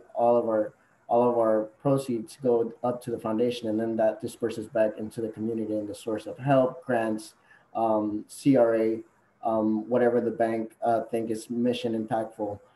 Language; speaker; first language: English; non-native, fluent; Spanish